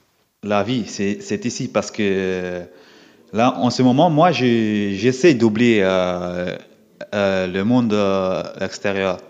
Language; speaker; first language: French; non-native, learner; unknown